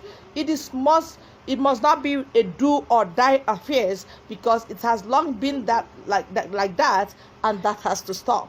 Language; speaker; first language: English; non-native, local second language; Igbo